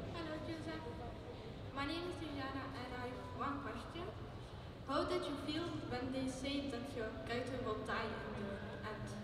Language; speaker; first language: English; native; English